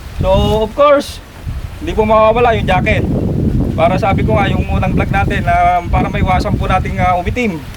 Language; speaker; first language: Filipino; non-native, local second language; Iloko